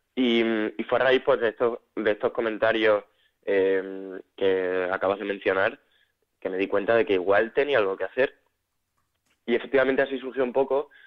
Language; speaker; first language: Spanish; native; Spanish